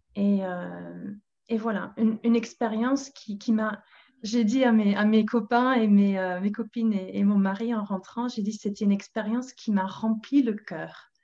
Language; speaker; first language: French; non-native, fluent; English